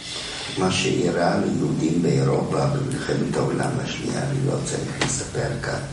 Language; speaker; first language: Hebrew; non-native, fluent; German